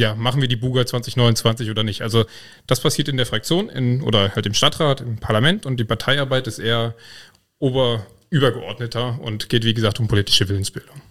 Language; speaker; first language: German; native; German